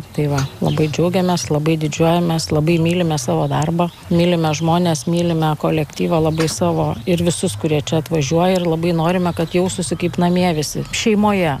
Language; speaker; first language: Lithuanian; native; Lithuanian